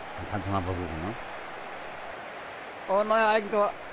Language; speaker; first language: German; native; German